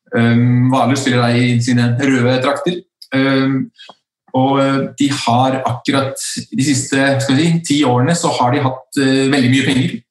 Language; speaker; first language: Norwegian; early bilingual, other home language; Icelandic